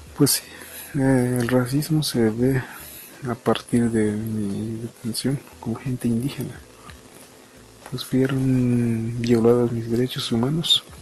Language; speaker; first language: Spanish; non-native, local second language; Tzotzil